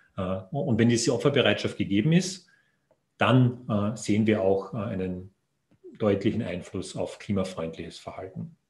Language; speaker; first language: German; native; German